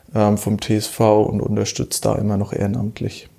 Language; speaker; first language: German; native; German